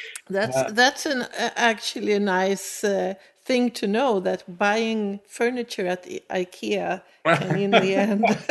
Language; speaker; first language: English; non-native, fluent; Swedish